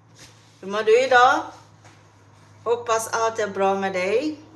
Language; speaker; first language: Swedish; non-native, fluent; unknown